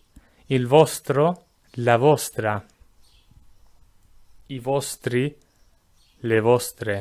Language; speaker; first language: Italian; non-native, fluent; English